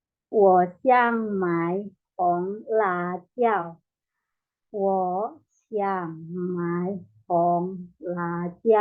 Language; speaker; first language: Chinese; non-native, learner; Indonesian